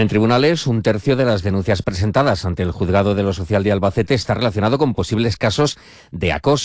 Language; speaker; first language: Spanish; native; Spanish